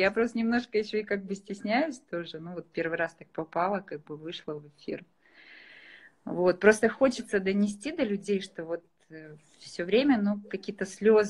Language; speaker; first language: Russian; native; Russian